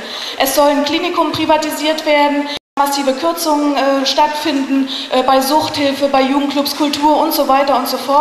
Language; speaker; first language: German; native; German